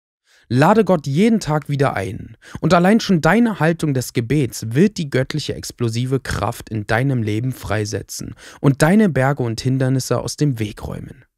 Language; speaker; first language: German; native; German